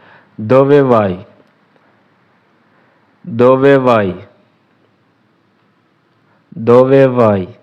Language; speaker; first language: Italian; non-native, fluent; Urdu